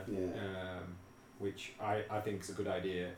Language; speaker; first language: English; native; English